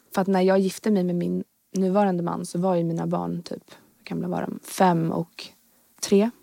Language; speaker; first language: Swedish; native; Swedish